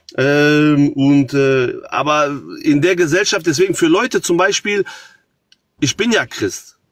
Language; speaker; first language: German; early bilingual, other home language; Croatian